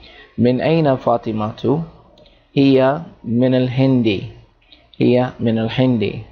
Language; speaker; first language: Arabic; non-native, fluent; English